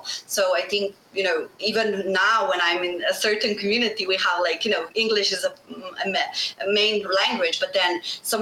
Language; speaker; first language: English; non-native, fluent; Bosnian